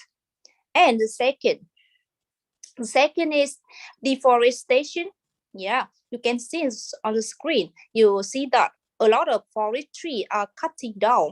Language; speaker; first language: English; non-native, fluent; Vietnamese